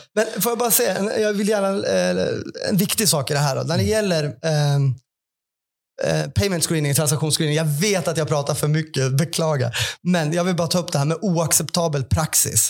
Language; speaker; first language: Swedish; native; Swedish